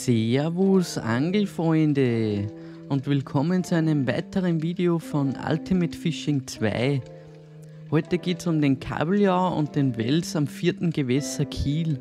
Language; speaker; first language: German; native; German